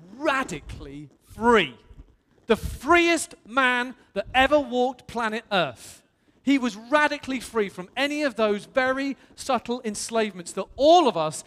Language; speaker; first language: English; native; English